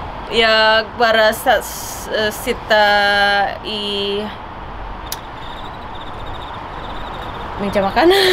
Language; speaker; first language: Swedish; non-native, learner; Indonesian